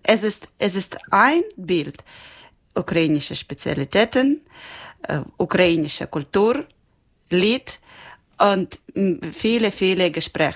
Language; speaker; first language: German; non-native, learner; Ukrainian